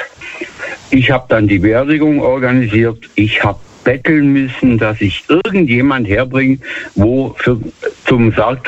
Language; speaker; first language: German; native; German